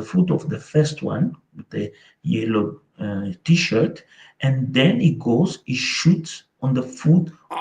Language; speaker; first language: English; non-native, local second language; Portuguese